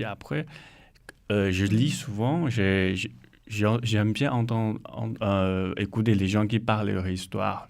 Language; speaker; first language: French; non-native, learner; Chinese